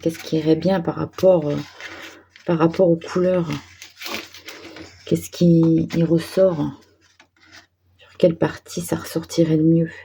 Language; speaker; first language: French; native; French